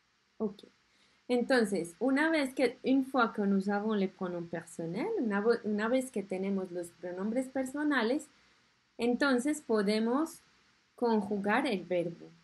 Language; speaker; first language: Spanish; non-native, fluent; French